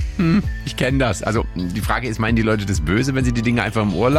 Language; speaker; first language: German; native; German